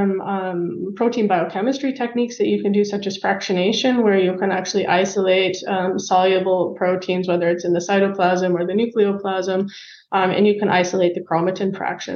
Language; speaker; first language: English; native; English